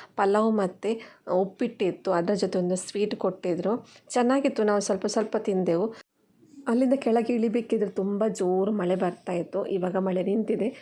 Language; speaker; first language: Kannada; non-native, local second language; Tulu